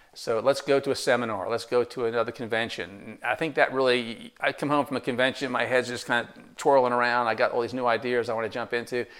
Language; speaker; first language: English; native; English